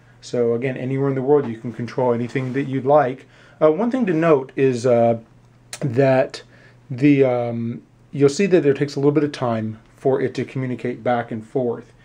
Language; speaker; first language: English; native; English